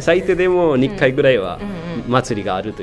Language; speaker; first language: Japanese; non-native, fluent; Newari